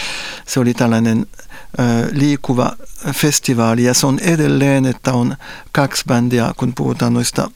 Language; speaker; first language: Finnish; non-native, fluent; French